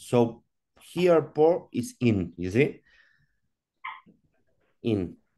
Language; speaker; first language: English; non-native, learner; Spanish